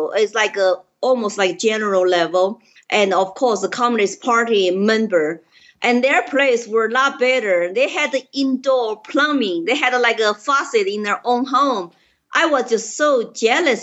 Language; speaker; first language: English; non-native, fluent; Chinese